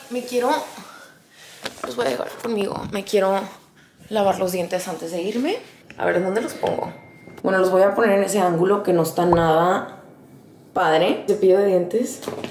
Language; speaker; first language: Spanish; early bilingual, heritage; Spanish